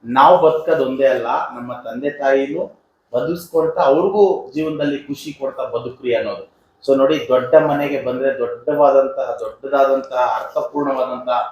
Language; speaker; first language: Kannada; non-native, local second language; Urdu